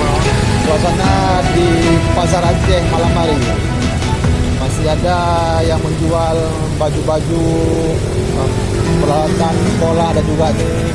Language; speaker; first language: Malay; non-native, local second language; Achinese